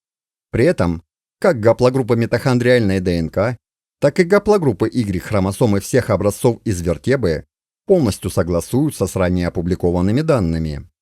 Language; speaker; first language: Russian; native; Russian